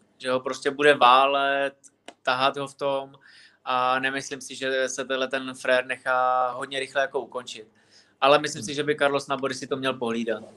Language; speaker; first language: Czech; native; Czech